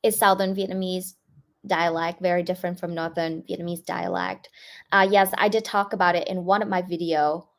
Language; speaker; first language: English; non-native, fluent; Vietnamese